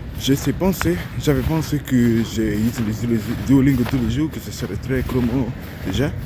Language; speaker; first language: French; non-native, learner; English